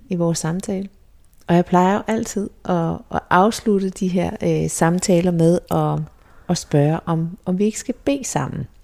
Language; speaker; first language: Danish; native; Danish